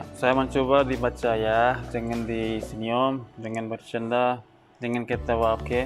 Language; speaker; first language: Indonesian; non-native, learner; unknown